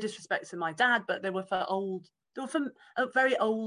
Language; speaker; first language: English; native; English